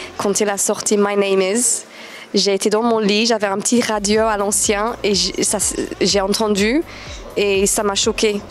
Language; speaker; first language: French; non-native, fluent; English